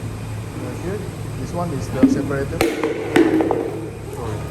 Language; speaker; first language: English; non-native, learner; Indonesian